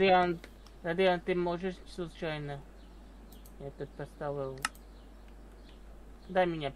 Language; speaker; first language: Russian; non-native, learner; Latvian